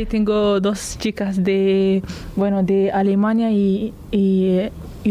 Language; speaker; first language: Spanish; non-native, learner; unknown